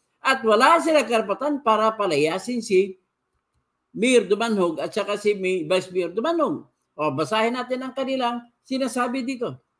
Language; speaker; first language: Filipino; non-native, local second language; Cebuano